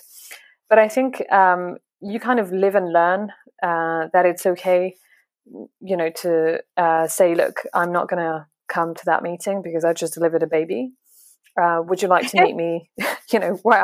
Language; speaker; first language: English; non-native, fluent; French